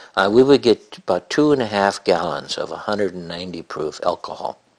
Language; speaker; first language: English; native; English